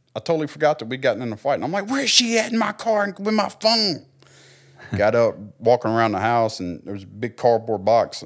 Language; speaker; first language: English; native; English